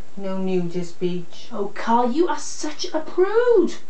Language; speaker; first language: English; native; English